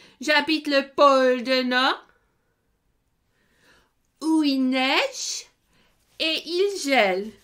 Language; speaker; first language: French; non-native, fluent; English